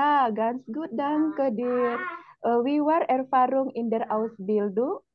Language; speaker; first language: German; non-native, learner; Indonesian